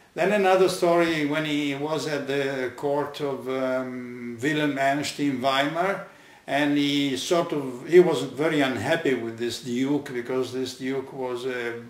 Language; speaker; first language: English; non-native, fluent; Italian